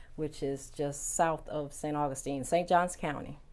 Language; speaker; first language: English; native; English